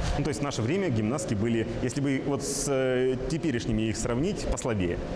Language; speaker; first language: Russian; native; Russian